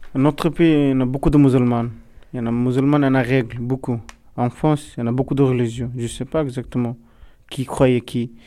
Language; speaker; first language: French; non-native, learner; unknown